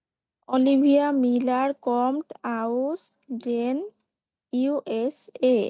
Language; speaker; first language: German; non-native, learner; Bangla